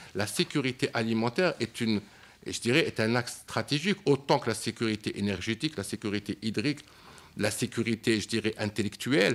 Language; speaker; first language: French; non-native, local second language; Arabic